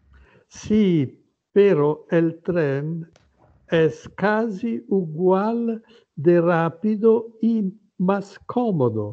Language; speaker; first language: Spanish; non-native, learner; Italian